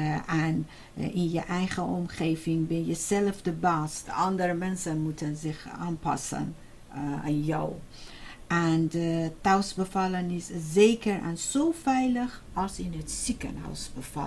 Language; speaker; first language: Dutch; non-native, fluent; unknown